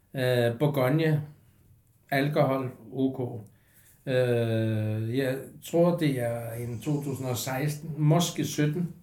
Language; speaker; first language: Danish; native; Danish